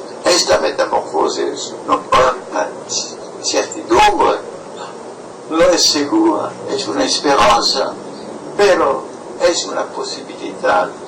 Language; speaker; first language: Spanish; non-native, fluent; French